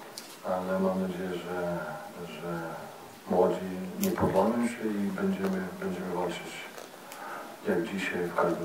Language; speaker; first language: Polish; non-native, learner; Lithuanian